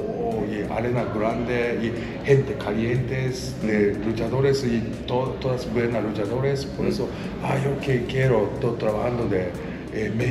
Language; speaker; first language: Spanish; non-native, learner; Japanese